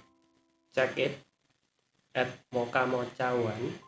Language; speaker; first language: English; non-native, learner; Indonesian